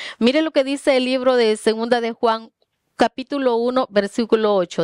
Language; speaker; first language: Spanish; native; Spanish